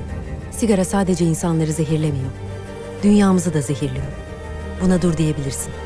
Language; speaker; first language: Turkish; native; Turkish